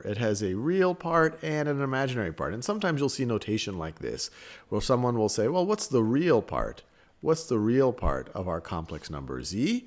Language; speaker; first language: English; native; English